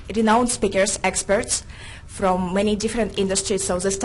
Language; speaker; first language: English; non-native, fluent; Russian